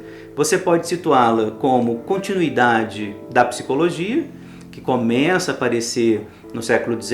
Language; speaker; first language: Portuguese; native; Portuguese